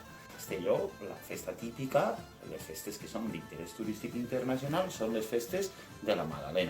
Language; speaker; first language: Catalan; native; Catalan